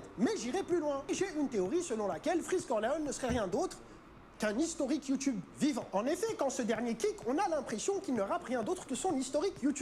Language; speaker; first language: French; native; French